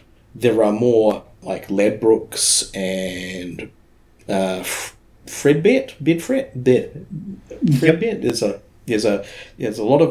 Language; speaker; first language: English; native; English